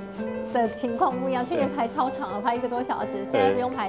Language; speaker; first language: Chinese; native; Chinese